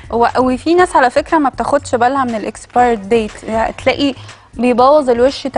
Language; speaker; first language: Arabic; native; Arabic